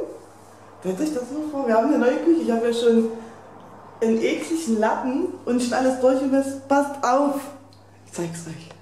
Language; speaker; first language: German; native; German